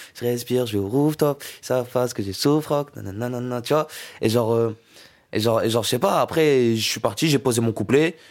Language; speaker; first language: French; non-native, local second language; Arabic